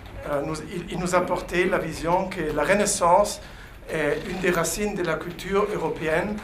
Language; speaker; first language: French; non-native, fluent; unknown